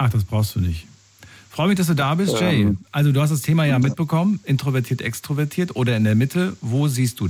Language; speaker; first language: German; native; German